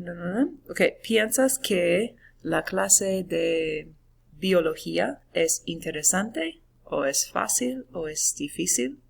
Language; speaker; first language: Spanish; non-native, fluent; English